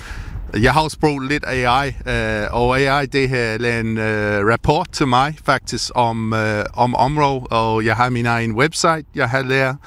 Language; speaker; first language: Danish; non-native, fluent; English